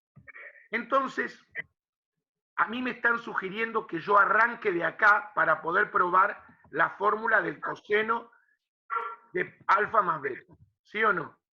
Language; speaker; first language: Spanish; native; Spanish